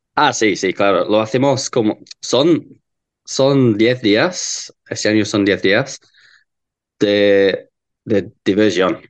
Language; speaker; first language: Spanish; non-native, learner; English